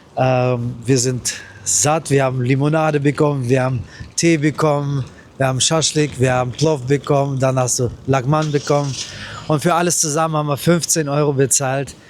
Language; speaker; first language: German; early bilingual, other home language; Russian